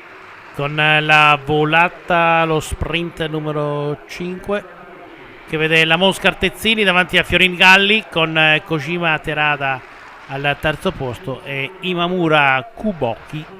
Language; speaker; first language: Italian; native; Italian